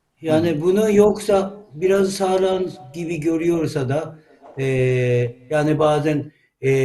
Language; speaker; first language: Turkish; non-native, learner; Japanese